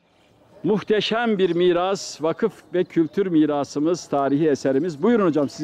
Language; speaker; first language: Turkish; native; Turkish